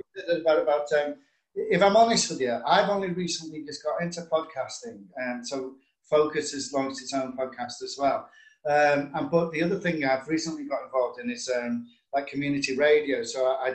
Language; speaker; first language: English; native; English